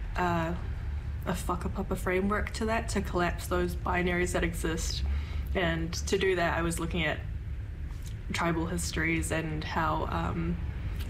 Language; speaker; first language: English; native; English